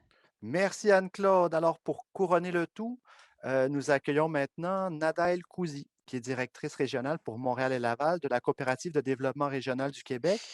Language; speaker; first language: French; native; French